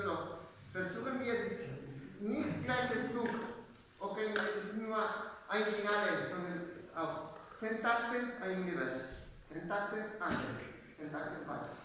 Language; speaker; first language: German; non-native, learner; Spanish